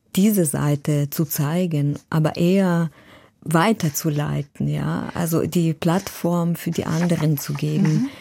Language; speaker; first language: German; non-native, fluent; Ukrainian